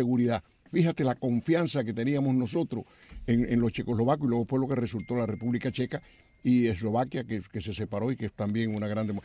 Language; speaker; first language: Spanish; native; Spanish